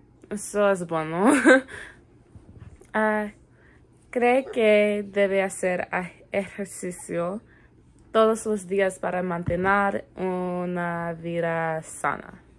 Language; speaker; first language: Spanish; non-native, learner; English